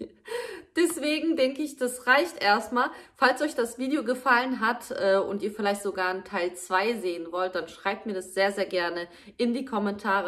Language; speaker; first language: German; early bilingual, other home language; Polish